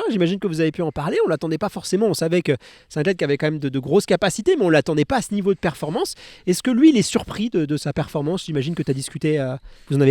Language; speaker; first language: French; native; French